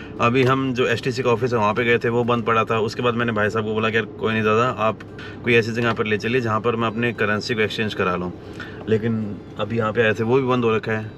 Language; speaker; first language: Hindi; native; Hindi